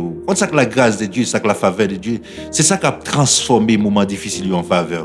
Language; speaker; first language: French; non-native, local second language; Haitian Creole